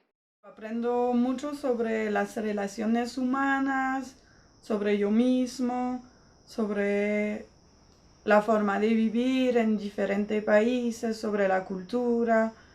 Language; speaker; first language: Spanish; non-native, fluent; French